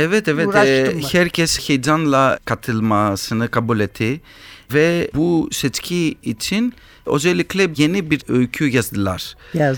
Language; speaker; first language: Turkish; non-native, learner; Greek